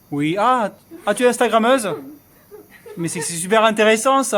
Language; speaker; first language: French; native; French